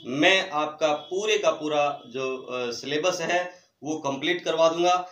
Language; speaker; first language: Hindi; native; Hindi